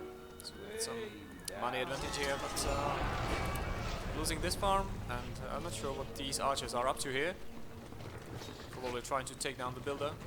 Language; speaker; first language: English; non-native, fluent; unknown